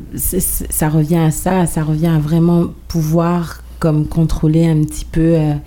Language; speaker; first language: French; native; French